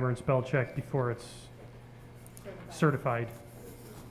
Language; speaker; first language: English; native; English